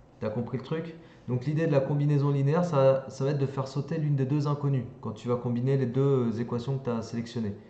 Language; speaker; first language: French; native; French